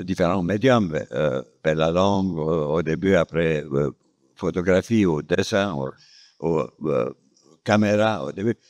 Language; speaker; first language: French; non-native, fluent; Romanian